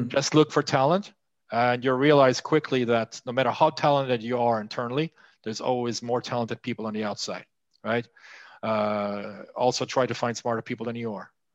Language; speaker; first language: English; non-native, fluent; Swiss German